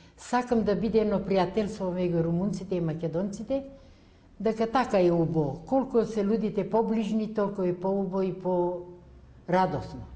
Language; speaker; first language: Macedonian; early bilingual, heritage; Macedonian